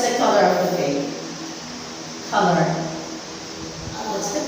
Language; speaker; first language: English; non-native, fluent; Vietnamese